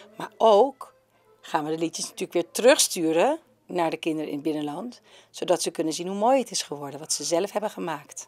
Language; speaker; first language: Dutch; native; Dutch